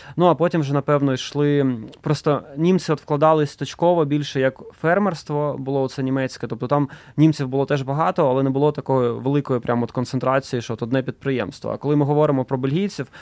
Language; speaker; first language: Ukrainian; native; Ukrainian